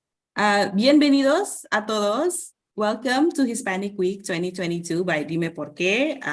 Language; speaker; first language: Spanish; non-native, fluent; Indonesian